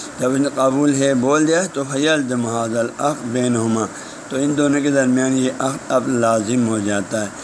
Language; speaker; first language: Urdu; non-native, local second language; Balti